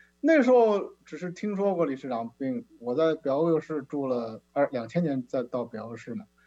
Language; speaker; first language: Chinese; native; Chinese